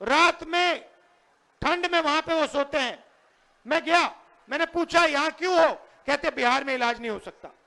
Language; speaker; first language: Hindi; native; Hindi